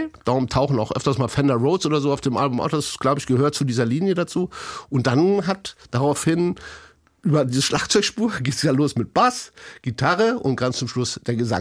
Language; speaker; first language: German; native; German